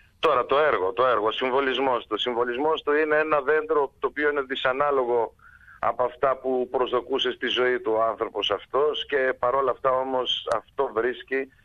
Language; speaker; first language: Greek; early bilingual, heritage; Greek